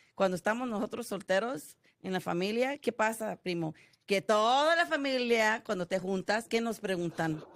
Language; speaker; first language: Spanish; early bilingual, heritage; Spanish